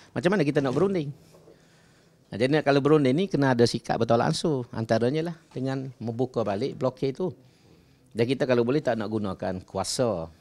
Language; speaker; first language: Malay; native; Malay